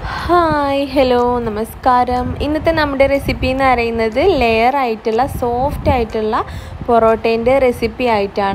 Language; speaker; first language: Malayalam; native; Malayalam